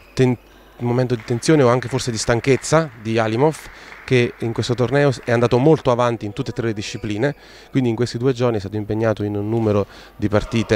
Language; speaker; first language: Italian; native; Italian